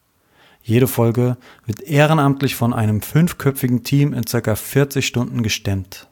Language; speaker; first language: German; native; German